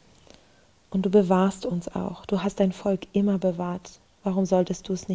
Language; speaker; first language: German; native; German